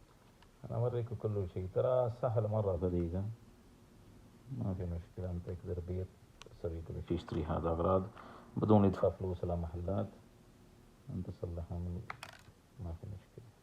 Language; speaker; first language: Arabic; non-native, learner; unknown